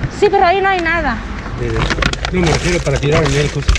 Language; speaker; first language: Spanish; non-native, learner; Filipino